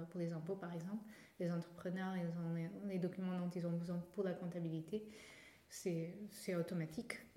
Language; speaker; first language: French; non-native, fluent; Portuguese